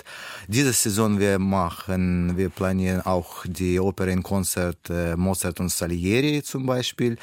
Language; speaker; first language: German; non-native, learner; Russian